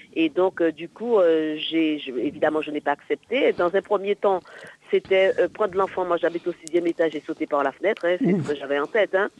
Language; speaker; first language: French; native; French